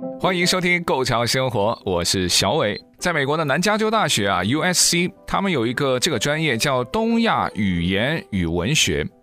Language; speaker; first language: Chinese; native; Chinese